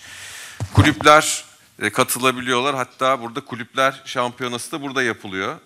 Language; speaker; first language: Turkish; native; Turkish